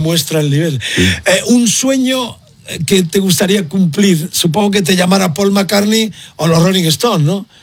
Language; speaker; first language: Spanish; native; Spanish